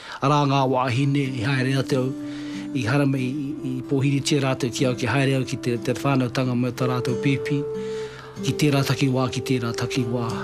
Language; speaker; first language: Māori; native; Māori